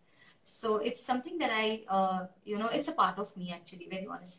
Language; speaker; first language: English; non-native, local second language; Hindi